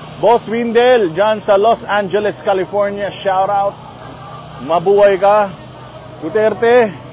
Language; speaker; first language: Filipino; native; Filipino